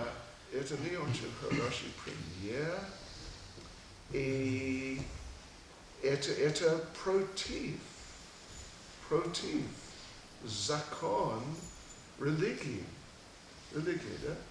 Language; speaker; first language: Russian; non-native, learner; English